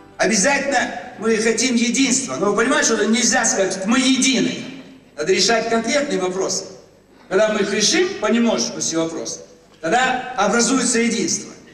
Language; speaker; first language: Russian; native; Russian